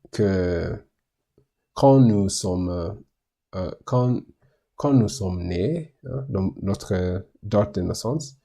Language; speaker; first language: French; non-native, learner; English